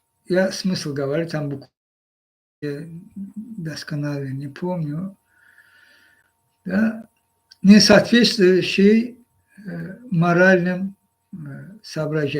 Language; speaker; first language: Russian; non-native, local second language; Azerbaijani